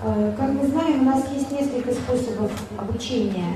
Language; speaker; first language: Russian; native; Russian